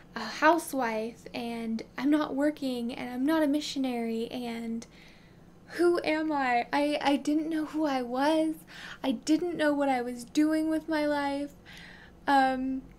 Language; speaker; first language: English; native; English